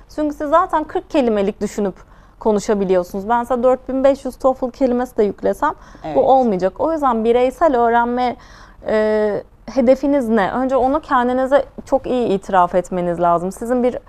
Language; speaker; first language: Turkish; native; Turkish